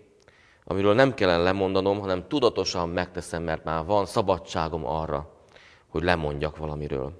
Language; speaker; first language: Hungarian; native; Hungarian